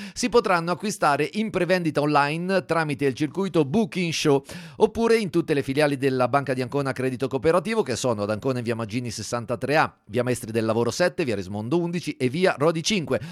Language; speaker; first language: Italian; native; Italian